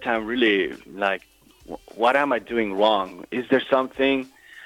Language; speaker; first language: English; non-native, fluent; German